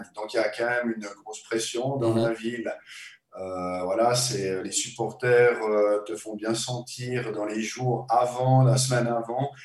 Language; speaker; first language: French; native; French